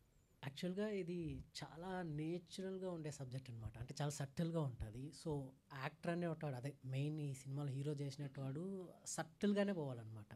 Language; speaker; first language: Telugu; native; Telugu